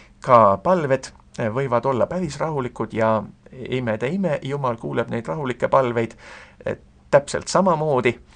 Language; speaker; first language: Estonian; native; Estonian